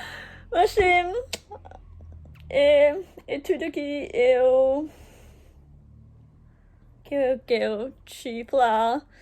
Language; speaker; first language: Portuguese; non-native, learner; German